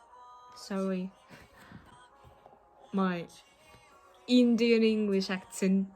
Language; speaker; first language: English; non-native, learner; Kazakh